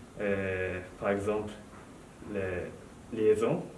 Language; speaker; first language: French; non-native, learner; Japanese